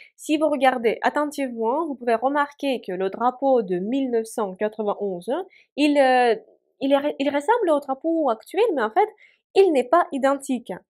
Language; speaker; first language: French; non-native, fluent; Russian